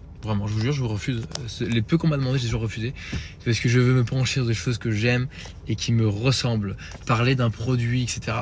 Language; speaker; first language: French; native; French